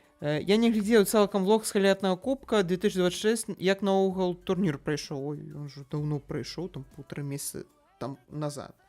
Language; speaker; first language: Belarusian; non-native, local second language; Russian